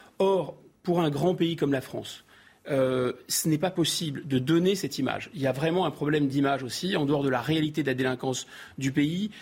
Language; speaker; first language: French; native; French